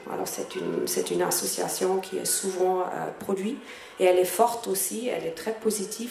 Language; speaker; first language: French; non-native, fluent; German